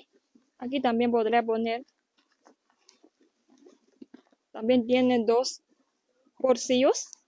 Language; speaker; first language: Spanish; non-native, learner; Chinese